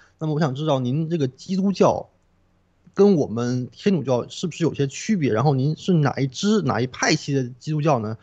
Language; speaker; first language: Chinese; non-native, local second language; Korean